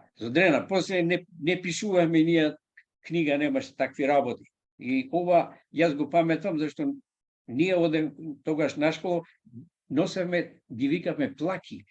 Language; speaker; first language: Macedonian; native; Macedonian